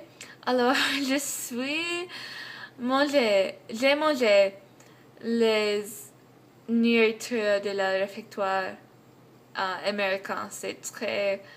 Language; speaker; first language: French; non-native, learner; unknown